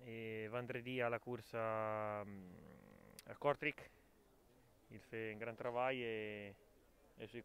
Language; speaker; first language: French; non-native, learner; Italian